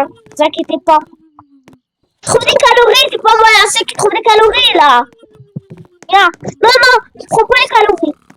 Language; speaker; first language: French; native; French